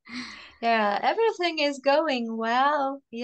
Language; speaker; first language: English; non-native, fluent; Russian